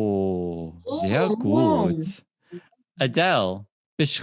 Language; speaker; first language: German; non-native, fluent; English